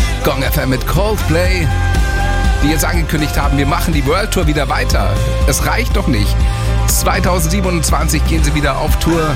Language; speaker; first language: German; native; German